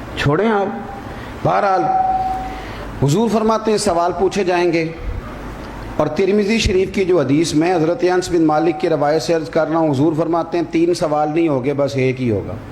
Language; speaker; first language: Urdu; non-native, local second language; Punjabi